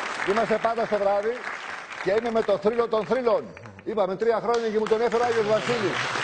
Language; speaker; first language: Greek; native; Greek